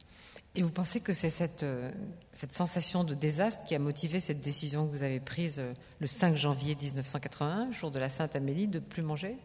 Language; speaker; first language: French; native; French